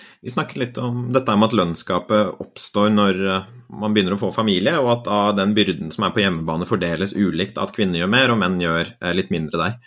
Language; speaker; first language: Norwegian; native; Norwegian